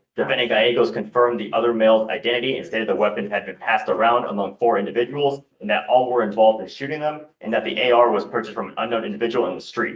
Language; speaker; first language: English; native; English